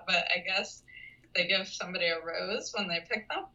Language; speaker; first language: English; native; English